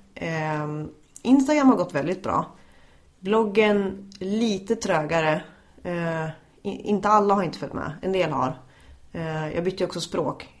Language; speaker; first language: Swedish; native; Swedish